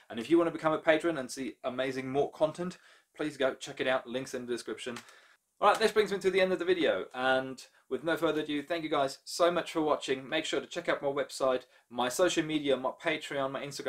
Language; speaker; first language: English; non-native, fluent; German